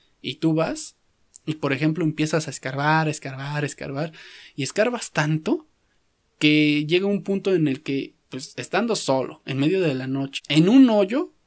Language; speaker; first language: Spanish; native; Spanish